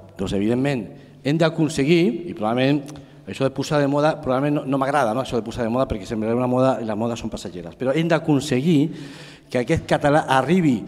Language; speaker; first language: Catalan; non-native, local second language; Spanish